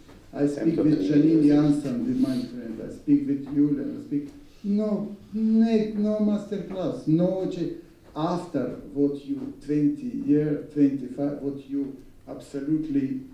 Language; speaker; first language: English; non-native, learner; Russian